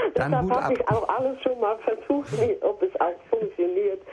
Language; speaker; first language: German; native; German